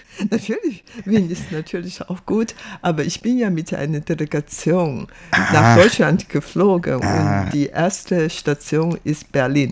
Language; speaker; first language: German; non-native, fluent; Chinese